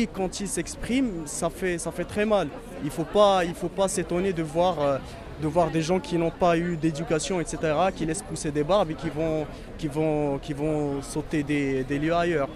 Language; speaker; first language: French; non-native, local second language; Arabic